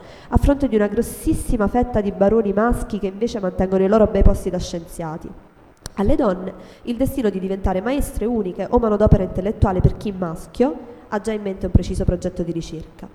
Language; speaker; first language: Italian; native; Italian